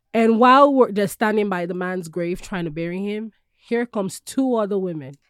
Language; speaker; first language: English; non-native, local second language; Yoruba